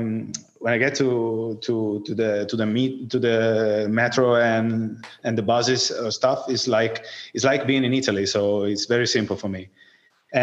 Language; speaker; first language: English; non-native, fluent; Italian